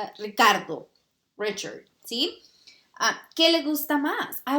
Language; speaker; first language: Spanish; early bilingual, heritage; Spanish